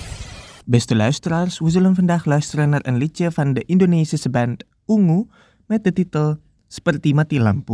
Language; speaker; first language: Dutch; non-native, fluent; Indonesian